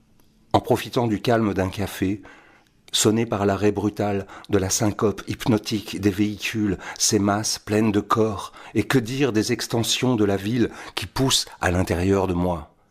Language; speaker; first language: French; native; French